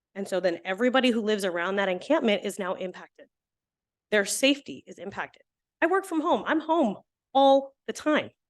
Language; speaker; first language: English; native; English